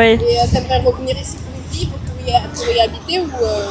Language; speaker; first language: French; native; French